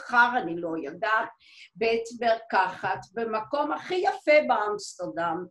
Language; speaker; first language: Hebrew; non-native, fluent; Dutch